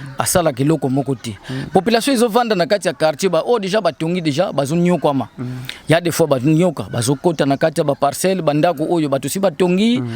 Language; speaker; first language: Lingala; non-native, local second language; Kongo